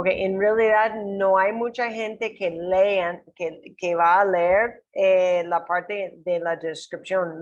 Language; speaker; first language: Spanish; non-native, learner; English